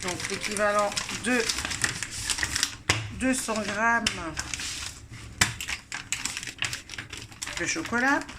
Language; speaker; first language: French; native; French